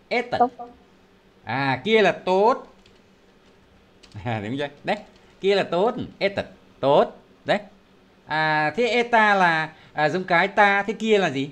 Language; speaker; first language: Vietnamese; native; Vietnamese